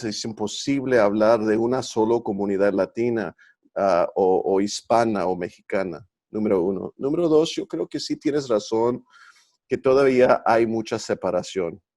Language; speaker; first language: Spanish; early bilingual, heritage; Spanish